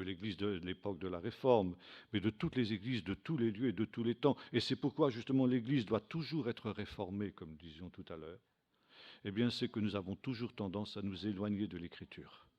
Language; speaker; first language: French; native; French